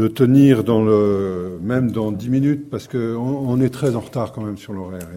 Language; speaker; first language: French; native; French